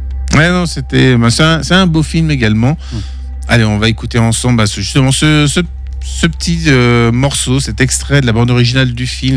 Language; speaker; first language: French; native; French